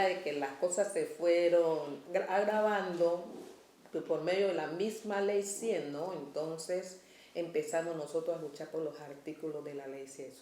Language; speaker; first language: Spanish; native; Spanish